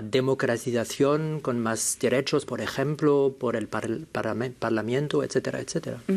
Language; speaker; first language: Spanish; non-native, fluent; French